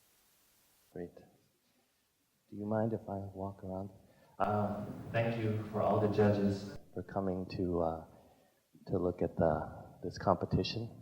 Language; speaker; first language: English; non-native, fluent; Thai